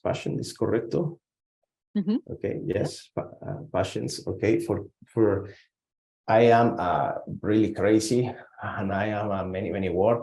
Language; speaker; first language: English; non-native, learner; Spanish